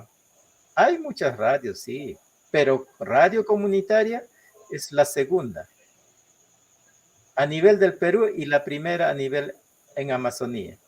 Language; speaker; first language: Spanish; non-native, local second language; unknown